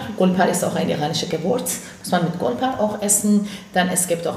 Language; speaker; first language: German; non-native, fluent; Persian